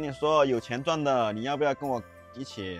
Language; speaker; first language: Chinese; native; Chinese